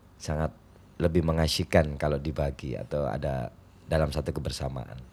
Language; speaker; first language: Indonesian; non-native, local second language; Javanese